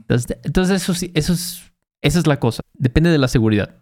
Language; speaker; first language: Spanish; native; Spanish